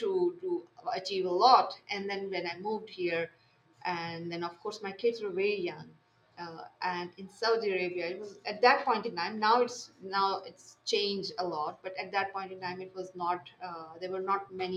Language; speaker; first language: English; non-native, local second language; Urdu